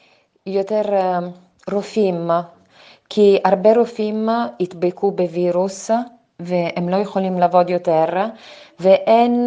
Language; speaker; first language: Hebrew; non-native, fluent; Italian